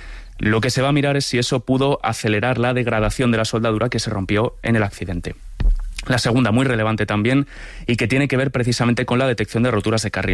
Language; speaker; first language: Spanish; native; Spanish